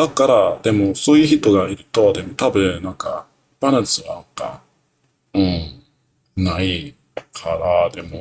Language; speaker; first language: Japanese; non-native, learner; English